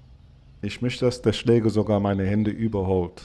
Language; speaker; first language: German; non-native, fluent; English